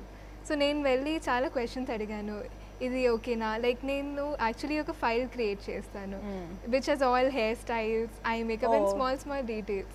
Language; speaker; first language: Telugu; non-native, learner; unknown